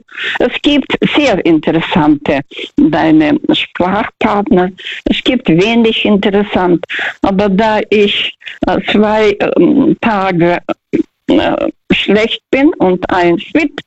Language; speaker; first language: German; non-native, fluent; Russian